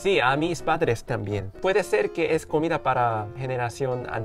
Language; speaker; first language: Spanish; non-native, fluent; Korean